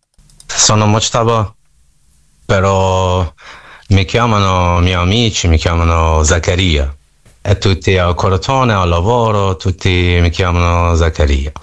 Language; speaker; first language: Italian; non-native, learner; Persian